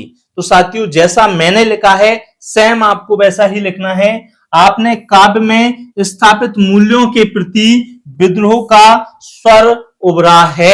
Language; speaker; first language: Hindi; native; Hindi